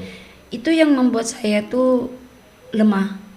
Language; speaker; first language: Indonesian; non-native, learner; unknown